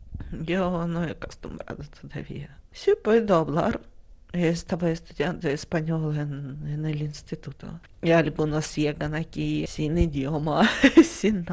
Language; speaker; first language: Spanish; non-native, learner; Russian